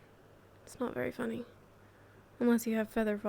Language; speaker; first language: English; native; English